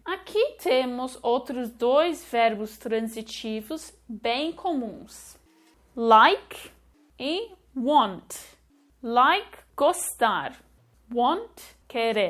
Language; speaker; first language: Portuguese; non-native, fluent; English